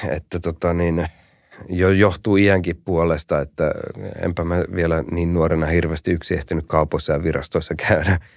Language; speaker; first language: Finnish; early bilingual, heritage; Finnish